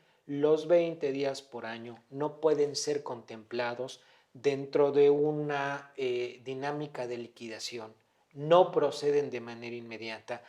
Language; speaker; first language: Spanish; native; Spanish